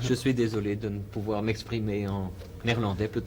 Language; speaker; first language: French; native; French